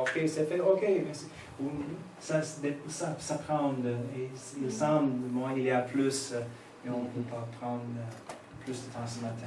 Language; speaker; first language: French; non-native, fluent; English